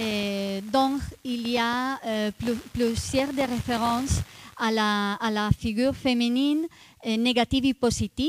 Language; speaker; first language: French; non-native, fluent; Italian